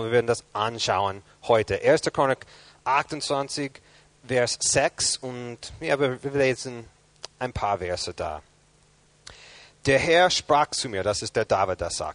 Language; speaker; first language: German; non-native, fluent; English